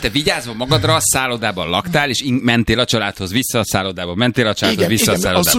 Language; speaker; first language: Hungarian; native; Hungarian